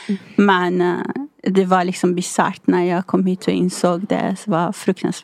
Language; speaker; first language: Swedish; non-native, fluent; Persian